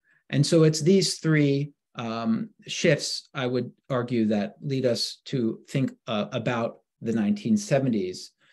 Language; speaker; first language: English; native; English